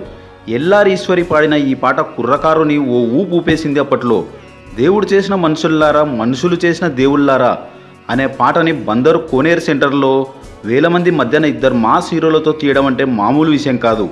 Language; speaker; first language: Telugu; native; Telugu